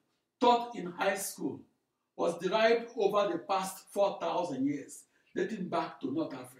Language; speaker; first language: English; non-native, local second language; Igbo